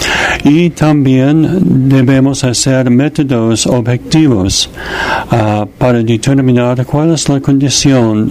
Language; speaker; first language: Spanish; non-native, fluent; English